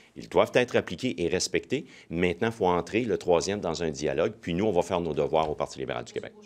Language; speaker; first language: French; native; French